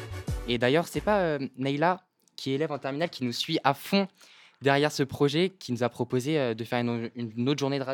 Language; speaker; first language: French; native; French